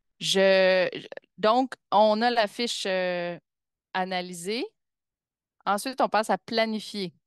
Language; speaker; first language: French; native; French